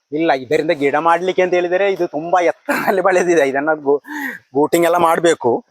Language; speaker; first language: Kannada; native; Kannada